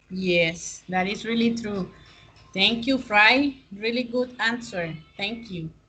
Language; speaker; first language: English; non-native, fluent; Spanish